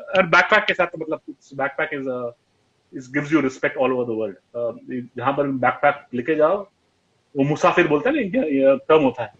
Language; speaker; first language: Hindi; non-native, local second language; Tamil